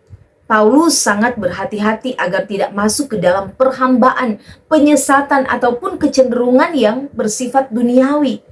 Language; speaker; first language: Indonesian; native; Indonesian